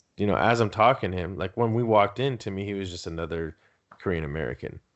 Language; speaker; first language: English; early bilingual, other home language; Spanish